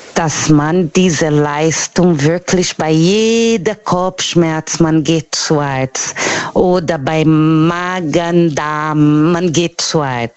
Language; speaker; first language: German; non-native, learner; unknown